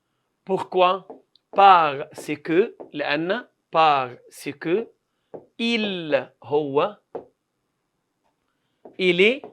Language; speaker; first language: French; non-native, fluent; Arabic